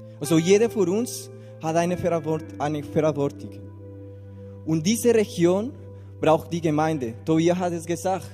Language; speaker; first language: German; non-native, learner; Spanish